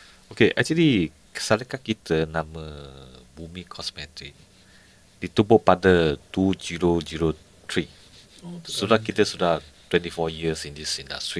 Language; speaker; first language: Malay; non-native, local second language; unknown